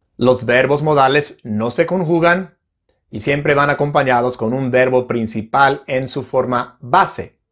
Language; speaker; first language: Spanish; non-native, fluent; English